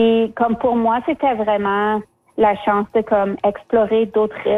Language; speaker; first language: French; early bilingual, other home language; Spanish